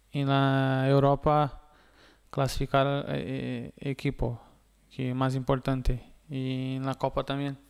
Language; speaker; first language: Spanish; non-native, fluent; Portuguese